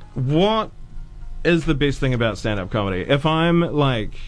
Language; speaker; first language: English; native; English